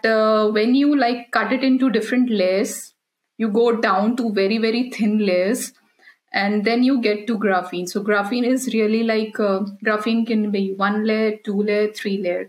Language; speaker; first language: English; non-native, local second language; Hindi